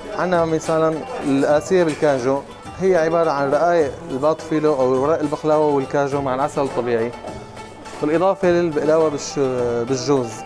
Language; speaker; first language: Arabic; native; Arabic